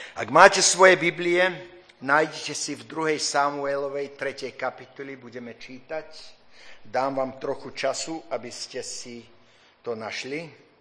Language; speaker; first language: Slovak; early bilingual, heritage; Slovak